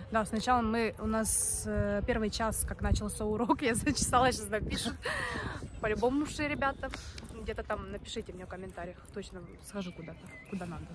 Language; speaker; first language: Russian; native; Russian